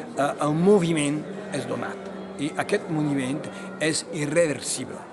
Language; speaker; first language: Catalan; non-native, local second language; French